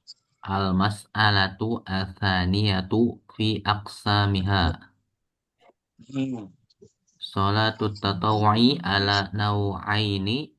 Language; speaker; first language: Arabic; non-native, learner; Indonesian